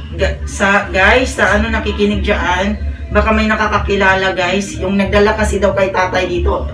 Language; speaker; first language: Filipino; native; Filipino